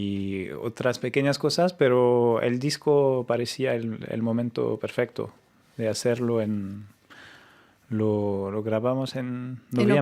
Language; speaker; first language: Spanish; non-native, fluent; French